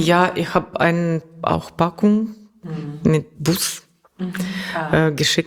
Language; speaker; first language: German; non-native, learner; Russian